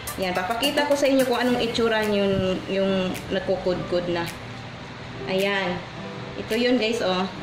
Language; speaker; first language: Filipino; non-native, local second language; Cebuano